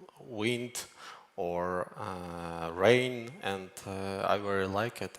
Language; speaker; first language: English; non-native, learner; Ukrainian